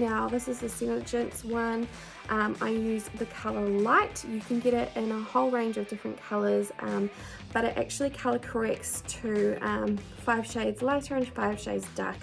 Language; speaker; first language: English; native; English